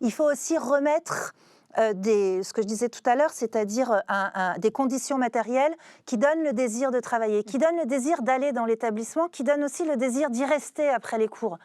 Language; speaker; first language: French; native; French